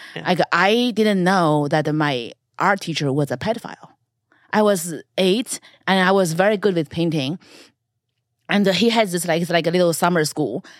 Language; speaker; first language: English; non-native, fluent; Chinese